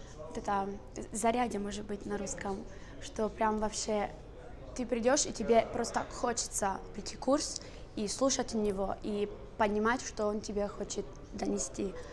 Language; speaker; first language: Russian; early bilingual, heritage; Italian